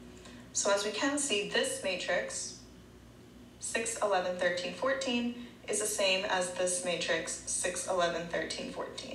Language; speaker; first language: English; native; English